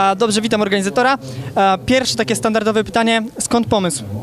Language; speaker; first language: Polish; native; Polish